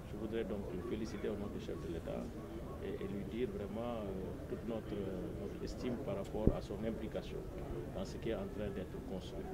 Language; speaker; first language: French; non-native, local second language; Wolof